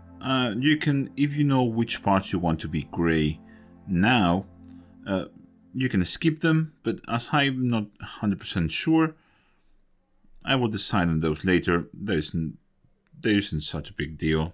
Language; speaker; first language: English; non-native, fluent; Spanish